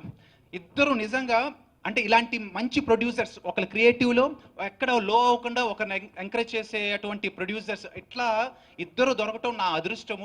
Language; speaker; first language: Telugu; native; Telugu